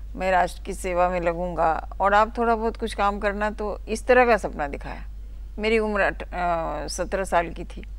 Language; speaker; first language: Hindi; native; Hindi